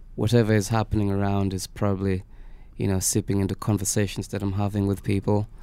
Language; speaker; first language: English; non-native, local second language; Swahili